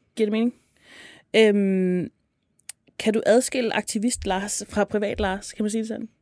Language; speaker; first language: Danish; native; Danish